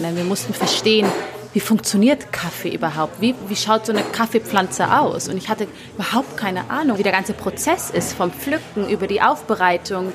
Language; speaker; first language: German; early bilingual, other home language; Amharic